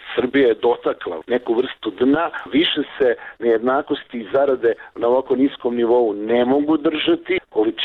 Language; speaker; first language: Serbian; native; Serbian